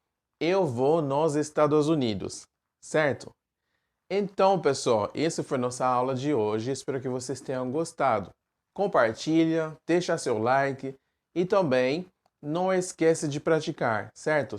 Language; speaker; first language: Portuguese; non-native, fluent; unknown